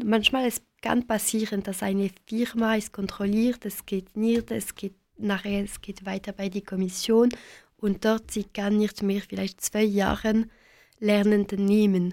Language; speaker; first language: German; non-native, local second language; French